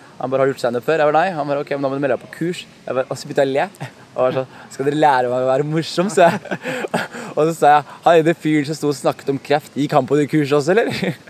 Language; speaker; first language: Norwegian; early bilingual, other home language; Somali